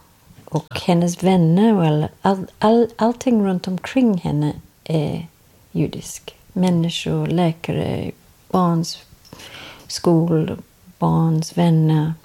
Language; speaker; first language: Swedish; non-native, fluent; English